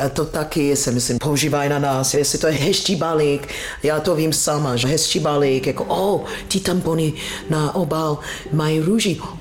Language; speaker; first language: Czech; non-native, fluent; English